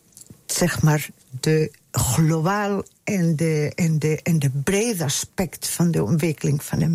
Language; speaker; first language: Dutch; non-native, fluent; Spanish